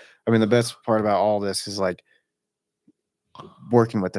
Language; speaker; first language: English; native; English